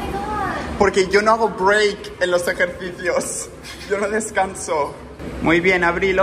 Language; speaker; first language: Spanish; native; Spanish